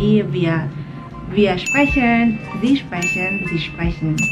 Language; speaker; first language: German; non-native, fluent; Indonesian